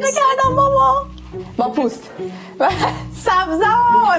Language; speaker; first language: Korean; non-native, fluent; Persian